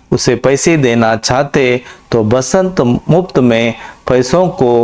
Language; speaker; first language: Hindi; non-native, local second language; Kannada